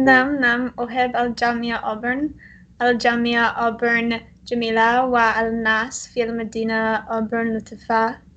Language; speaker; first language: Arabic; non-native, learner; English